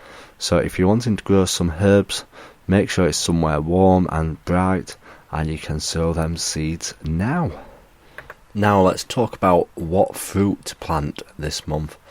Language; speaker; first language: English; native; English